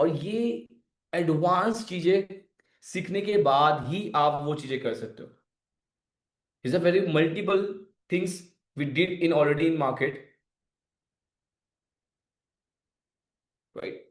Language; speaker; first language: Hindi; native; Hindi